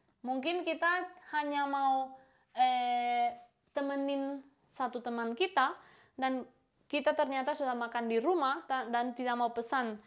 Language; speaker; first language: Indonesian; non-native, fluent; Spanish